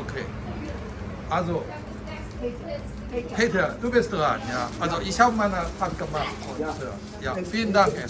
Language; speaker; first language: German; non-native, fluent; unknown